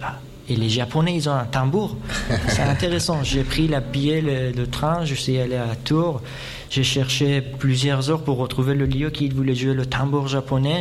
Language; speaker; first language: French; non-native, fluent; Persian